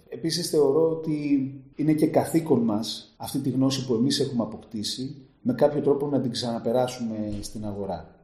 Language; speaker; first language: Greek; native; Greek